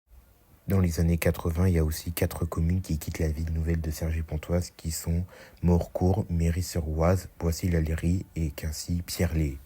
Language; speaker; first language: French; native; French